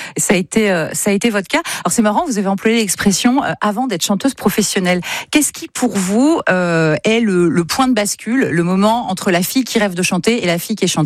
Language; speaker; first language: French; native; French